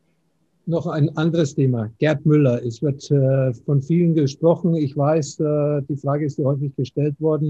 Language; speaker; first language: German; native; German